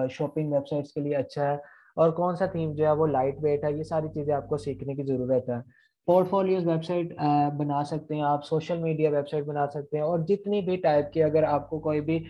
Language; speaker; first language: Urdu; non-native, local second language; Punjabi